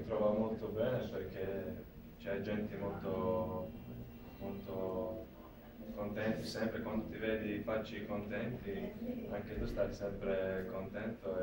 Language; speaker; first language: Italian; non-native, learner; Latvian